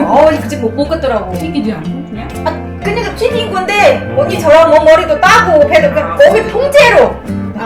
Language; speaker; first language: Korean; non-native, fluent; Vietnamese